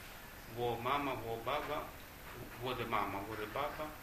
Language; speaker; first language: Chinese; non-native, learner; Italian